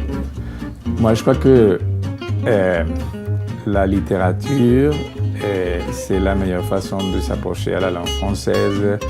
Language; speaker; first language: French; non-native, fluent; Spanish